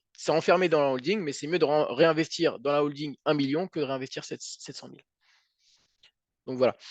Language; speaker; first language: French; native; French